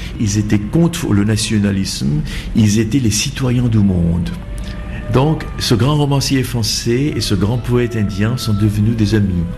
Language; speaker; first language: French; non-native, fluent; Bangla